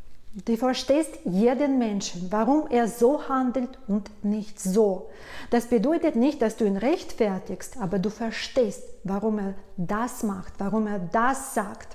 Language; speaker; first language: German; non-native, fluent; Russian